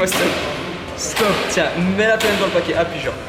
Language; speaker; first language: French; native; French